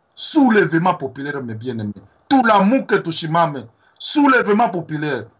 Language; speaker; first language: French; non-native, local second language; Swahili